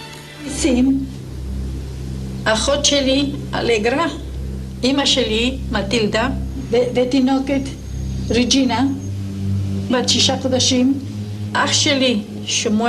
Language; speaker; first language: Hebrew; non-native, fluent; Ladino